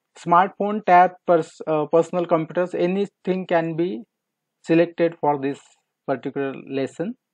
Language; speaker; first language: English; non-native, local second language; Marathi